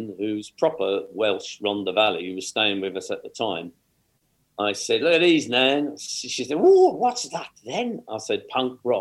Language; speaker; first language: English; native; English